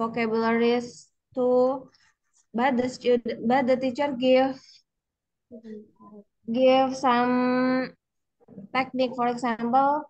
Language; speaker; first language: English; non-native, learner; Indonesian